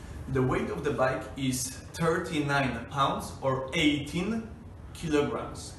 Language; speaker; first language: English; non-native, fluent; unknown